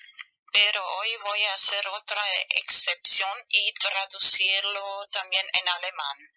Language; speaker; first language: Spanish; non-native, fluent; German